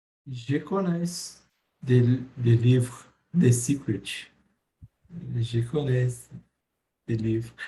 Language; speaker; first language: French; non-native, learner; Portuguese